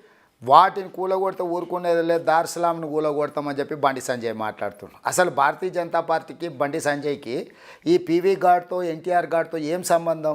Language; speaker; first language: Telugu; native; Telugu